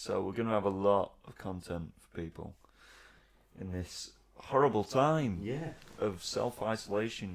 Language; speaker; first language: English; native; English